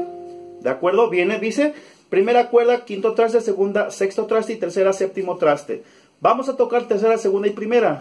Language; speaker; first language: Spanish; native; Spanish